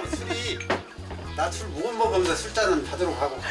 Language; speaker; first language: Korean; native; Korean